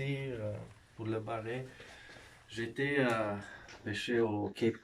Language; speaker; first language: French; non-native, fluent; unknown